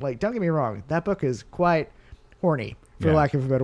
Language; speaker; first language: English; native; English